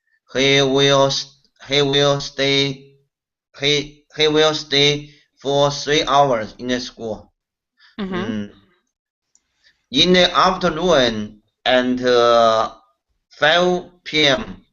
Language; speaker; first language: English; non-native, learner; Chinese